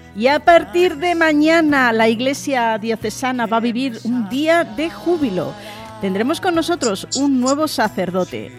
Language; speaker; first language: Spanish; native; Spanish